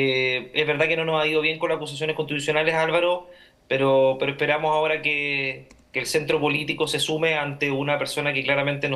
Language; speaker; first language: Spanish; native; Spanish